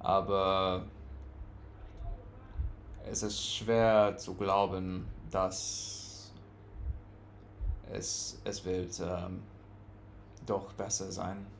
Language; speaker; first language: German; non-native, learner; English